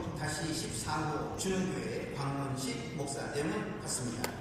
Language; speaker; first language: Korean; native; Korean